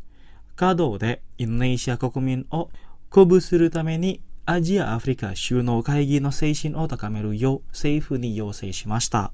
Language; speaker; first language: Japanese; non-native, fluent; Indonesian